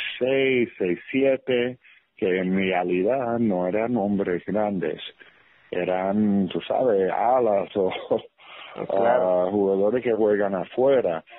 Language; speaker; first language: Spanish; early bilingual, heritage; English